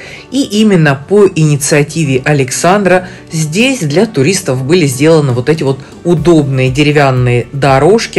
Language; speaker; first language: Russian; native; Russian